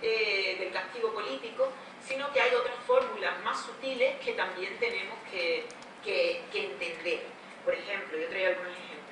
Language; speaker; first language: Spanish; native; Spanish